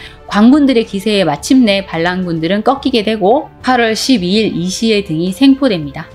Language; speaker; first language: Korean; native; Korean